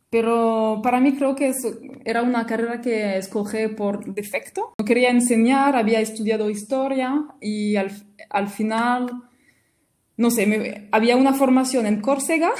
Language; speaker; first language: Spanish; non-native, fluent; French